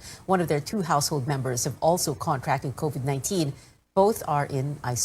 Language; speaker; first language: English; non-native, local second language; Filipino